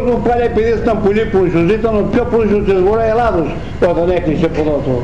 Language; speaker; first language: Greek; native; Greek